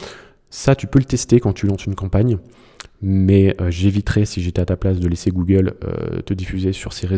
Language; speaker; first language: French; native; French